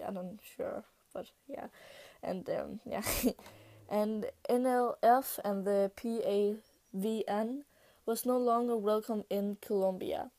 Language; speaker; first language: English; non-native, learner; Danish